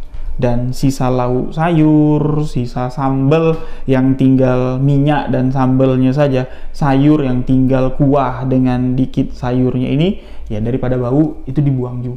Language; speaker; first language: Indonesian; native; Indonesian